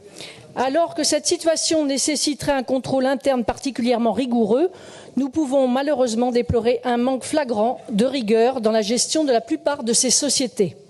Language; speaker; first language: French; native; French